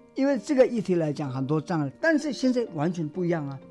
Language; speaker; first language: Chinese; non-native, learner; Tibetan